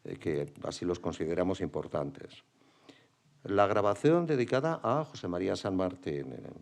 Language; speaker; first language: Spanish; native; Spanish